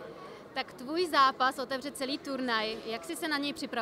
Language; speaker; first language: Czech; native; Czech